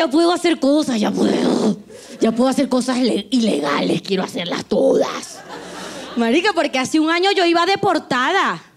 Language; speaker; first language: Spanish; native; Spanish